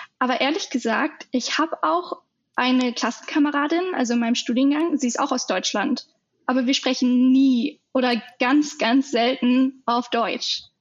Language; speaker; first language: German; native; German